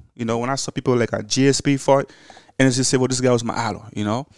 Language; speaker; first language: English; early bilingual, other home language; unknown